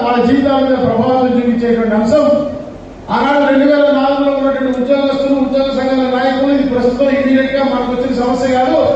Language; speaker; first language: Telugu; native; Telugu